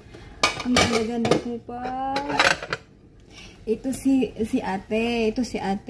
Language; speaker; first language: Filipino; non-native, learner; Indonesian